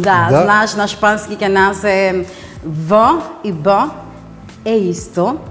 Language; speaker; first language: Macedonian; non-native, fluent; Spanish